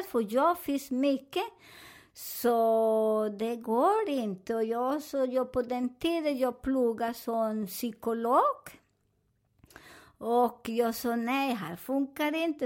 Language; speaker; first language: Swedish; non-native, learner; Spanish